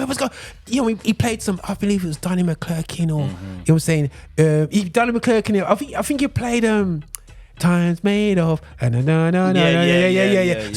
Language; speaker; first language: English; native; English